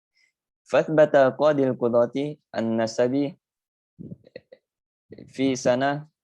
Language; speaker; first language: Arabic; non-native, learner; Indonesian